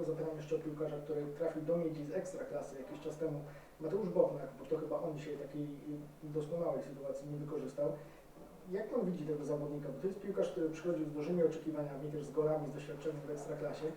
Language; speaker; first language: Polish; native; Polish